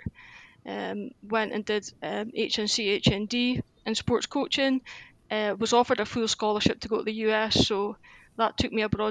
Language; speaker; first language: English; native; English